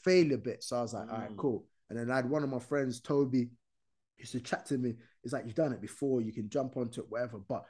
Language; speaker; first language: English; non-native, fluent; Arabic